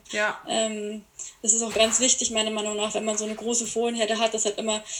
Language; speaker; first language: German; native; German